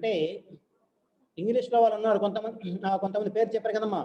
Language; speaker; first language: Telugu; native; Telugu